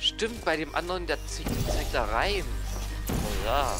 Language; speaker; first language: German; native; German